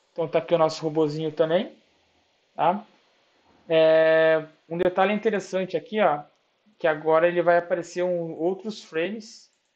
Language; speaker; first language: Portuguese; native; Portuguese